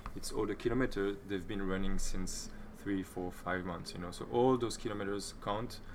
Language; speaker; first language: English; non-native, fluent; French